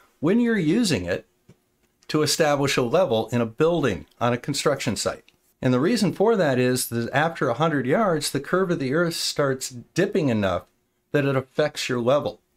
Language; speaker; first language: English; native; English